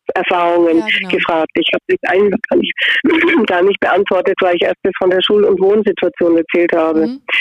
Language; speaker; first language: German; native; German